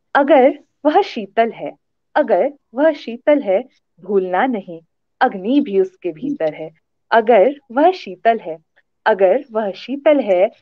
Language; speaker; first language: Hindi; native; Hindi